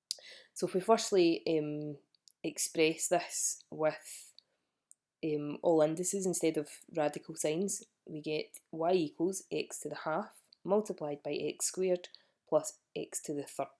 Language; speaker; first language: English; native; English